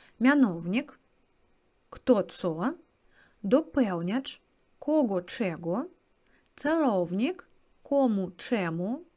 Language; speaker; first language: Polish; non-native, fluent; Russian